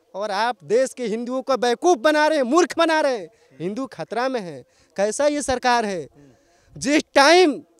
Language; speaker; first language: Hindi; native; Hindi